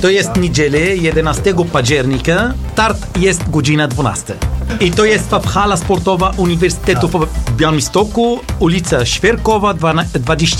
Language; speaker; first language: Polish; non-native, learner; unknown